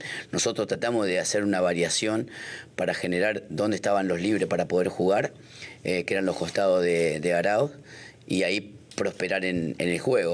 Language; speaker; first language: Spanish; native; Spanish